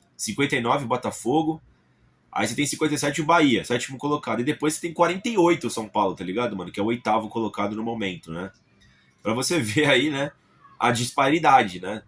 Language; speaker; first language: Portuguese; native; Portuguese